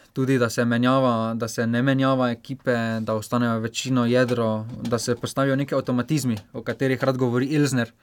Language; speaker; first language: Slovenian; native; Slovenian